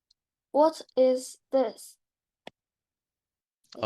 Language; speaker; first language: English; non-native, learner; Chinese